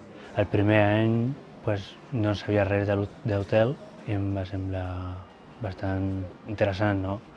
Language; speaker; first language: Catalan; early bilingual, other home language; Filipino